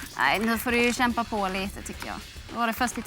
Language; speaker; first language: Swedish; native; Swedish